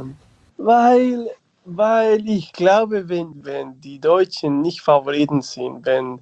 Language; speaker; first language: German; non-native, learner; Spanish